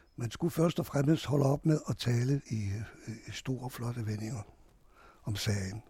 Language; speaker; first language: Danish; non-native, fluent; Hungarian